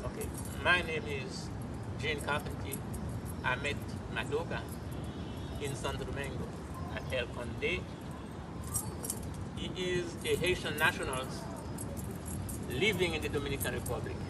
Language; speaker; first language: English; non-native, learner; Haitian Creole